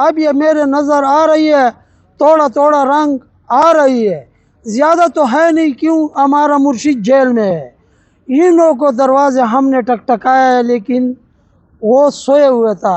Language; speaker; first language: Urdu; non-native, local second language; Pashto